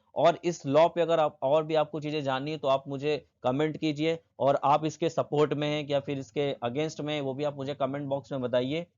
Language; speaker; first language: Hindi; native; Hindi